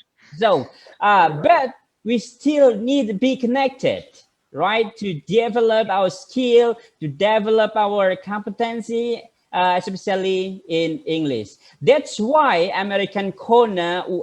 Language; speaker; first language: English; non-native, fluent; Indonesian